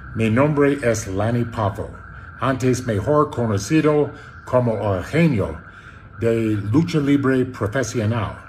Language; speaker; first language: Spanish; non-native, learner; English